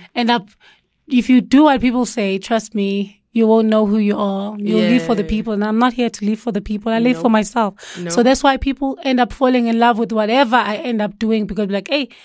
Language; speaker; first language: English; non-native, local second language; Zulu